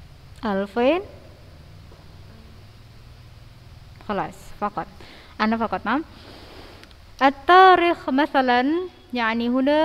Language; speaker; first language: Arabic; non-native, fluent; Indonesian